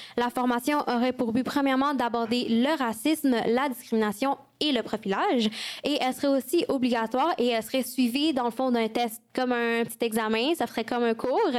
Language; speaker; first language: French; early bilingual, other home language; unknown